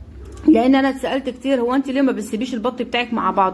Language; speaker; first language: Arabic; native; Arabic